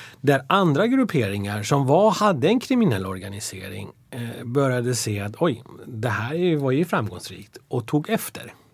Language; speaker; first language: Swedish; early bilingual, other home language; Persian